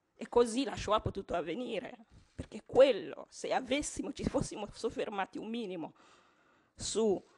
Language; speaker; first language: Italian; non-native, fluent; Kinyarwanda